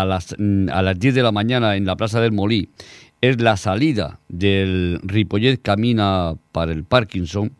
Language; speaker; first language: Spanish; native; Spanish